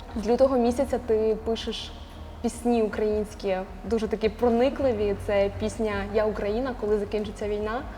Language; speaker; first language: Ukrainian; native; Ukrainian